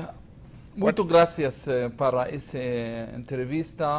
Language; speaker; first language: Spanish; non-native, learner; Hebrew